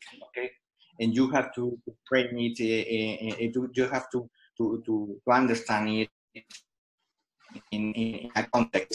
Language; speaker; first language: English; non-native, fluent; Spanish